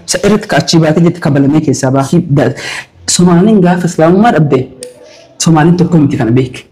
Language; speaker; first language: Oromo; early bilingual, heritage; Oromo